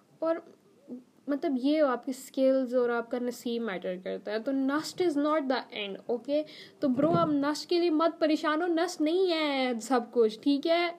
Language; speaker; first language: Urdu; native; Urdu